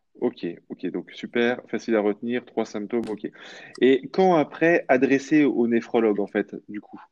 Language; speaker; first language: French; native; French